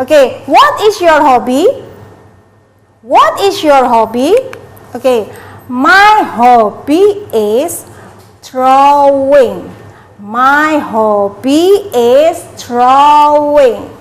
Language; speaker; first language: English; non-native, learner; Indonesian